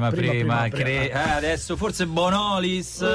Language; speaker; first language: Italian; native; Italian